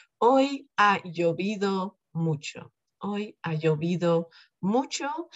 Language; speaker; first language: Spanish; non-native, fluent; Dutch